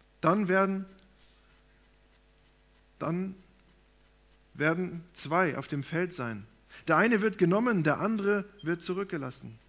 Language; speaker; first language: German; native; German